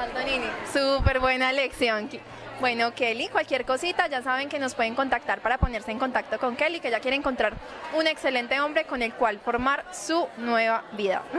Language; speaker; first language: Spanish; native; Spanish